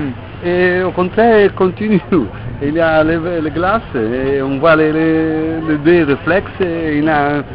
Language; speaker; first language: French; non-native, fluent; Italian